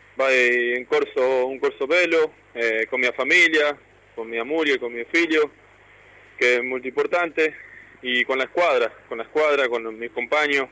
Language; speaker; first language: Italian; non-native, learner; Spanish